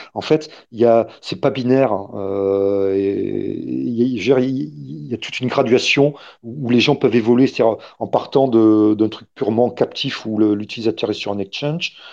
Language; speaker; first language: French; native; French